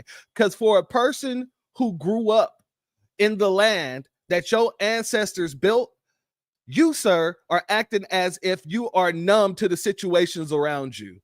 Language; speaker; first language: English; native; English